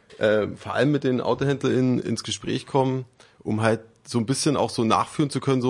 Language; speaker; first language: German; native; German